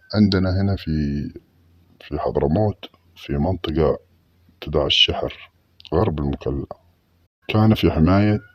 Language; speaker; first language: Arabic; native; Arabic